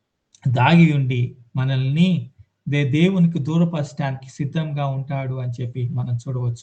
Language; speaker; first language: Telugu; native; Telugu